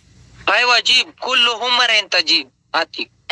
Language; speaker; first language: Arabic; non-native, learner; Pashto